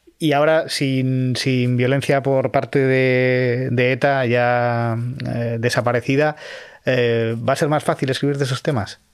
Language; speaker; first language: Spanish; native; Spanish